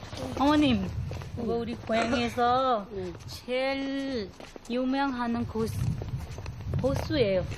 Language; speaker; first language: Korean; non-native, learner; Nepali